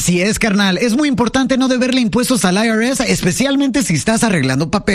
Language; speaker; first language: Spanish; early bilingual, other home language; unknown